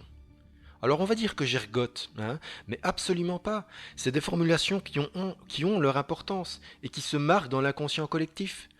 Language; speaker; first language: French; native; French